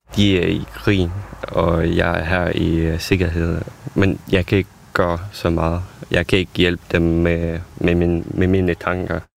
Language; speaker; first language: Danish; non-native, fluent; Ukrainian